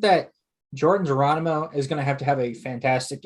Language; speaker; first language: English; native; English